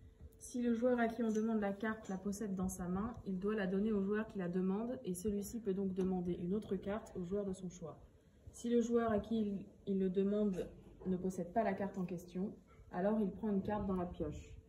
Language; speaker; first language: French; native; French